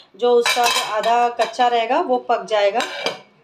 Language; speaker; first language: Hindi; native; Hindi